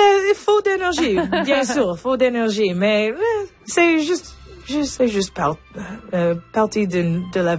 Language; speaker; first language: French; non-native, local second language; English